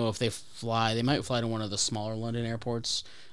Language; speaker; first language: English; native; English